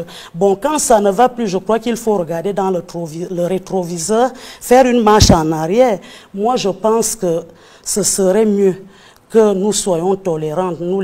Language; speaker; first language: French; non-native, local second language; Fang